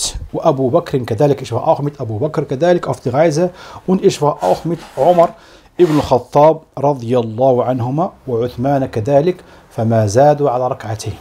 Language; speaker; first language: German; non-native, fluent; Arabic